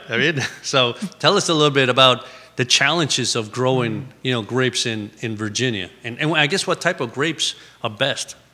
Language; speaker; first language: English; early bilingual, other home language; Spanish